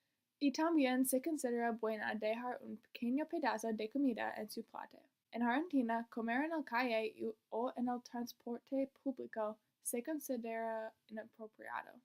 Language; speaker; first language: Spanish; non-native, learner; English